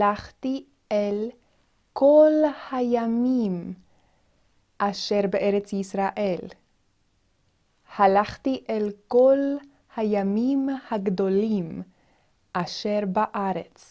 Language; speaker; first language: Hebrew; non-native, fluent; English